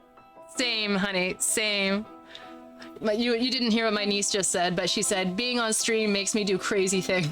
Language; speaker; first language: English; native; English